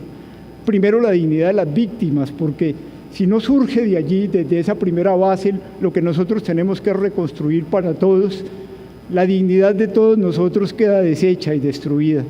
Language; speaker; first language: Spanish; native; Spanish